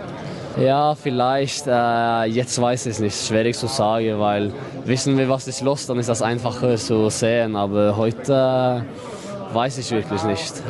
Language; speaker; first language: German; non-native, fluent; Norwegian